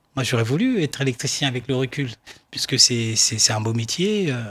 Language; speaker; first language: French; non-native, local second language; Baoulé